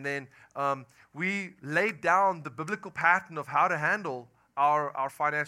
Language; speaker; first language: English; non-native, local second language; Afrikaans